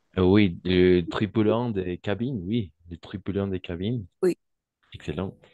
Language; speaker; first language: French; non-native, fluent; Spanish